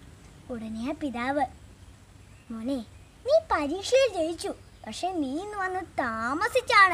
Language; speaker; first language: Malayalam; native; Malayalam